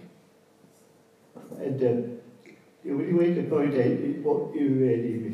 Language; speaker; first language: English; native; English